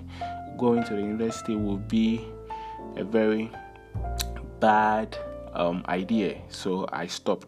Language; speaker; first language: English; non-native, local second language; Akan